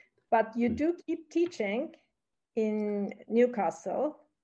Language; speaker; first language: English; non-native, fluent; Turkish